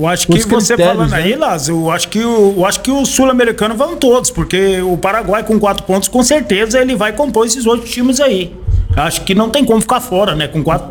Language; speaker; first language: Portuguese; native; Portuguese